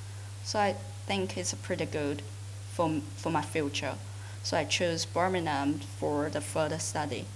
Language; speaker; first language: English; non-native, fluent; Chinese